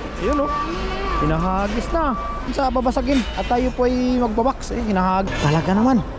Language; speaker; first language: Filipino; native; Filipino